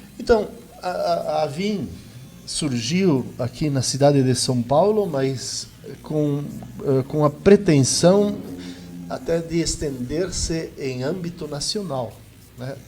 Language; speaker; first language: Portuguese; native; Portuguese